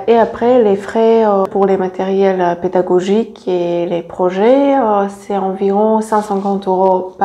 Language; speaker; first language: French; non-native, fluent; Serbian